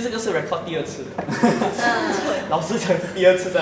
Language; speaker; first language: Chinese; native; Chinese